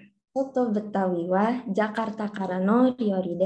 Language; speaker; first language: Japanese; non-native, learner; Indonesian